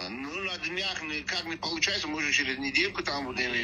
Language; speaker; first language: Russian; non-native, fluent; Tajik